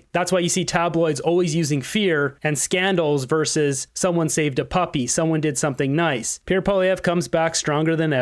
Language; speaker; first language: English; native; English